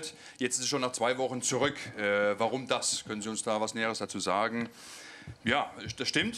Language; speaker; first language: German; native; German